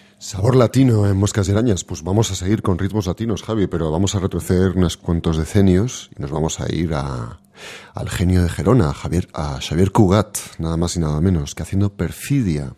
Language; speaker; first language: Spanish; native; Spanish